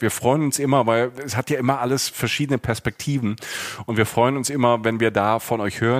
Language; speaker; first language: German; native; German